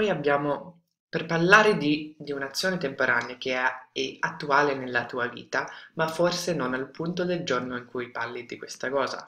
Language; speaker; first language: Italian; non-native, fluent; English